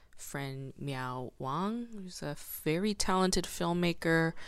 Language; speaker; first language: English; non-native, fluent; Korean